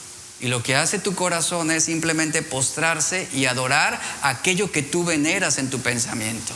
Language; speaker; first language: Spanish; native; Spanish